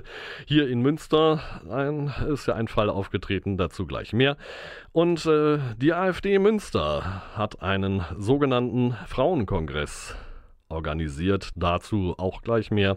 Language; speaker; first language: German; native; German